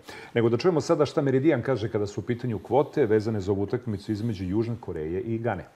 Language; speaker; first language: Serbian; native; Serbian